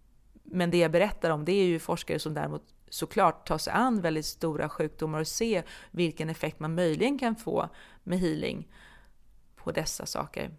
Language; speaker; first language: Swedish; native; Swedish